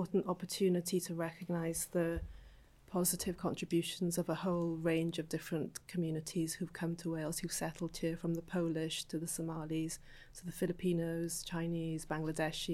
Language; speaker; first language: English; native; English